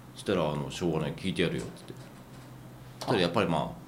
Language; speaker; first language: Japanese; native; Japanese